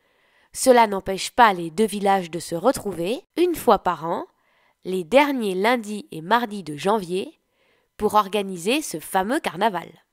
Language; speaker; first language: French; native; French